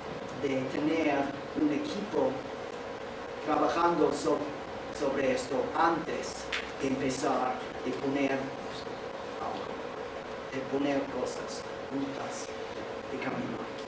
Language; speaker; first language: Spanish; non-native, fluent; English